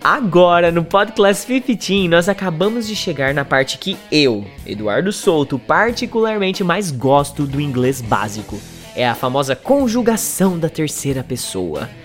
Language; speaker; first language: Portuguese; native; Portuguese